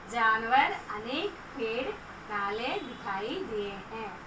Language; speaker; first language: Hindi; non-native, local second language; Telugu